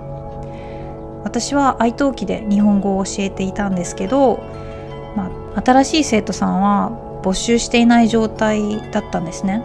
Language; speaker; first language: Japanese; native; Japanese